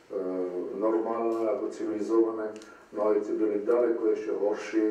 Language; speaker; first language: Czech; non-native, learner; Armenian